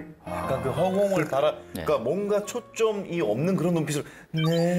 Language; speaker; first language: Korean; native; Korean